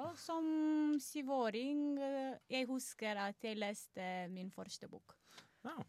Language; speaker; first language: Norwegian; non-native, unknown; Romanian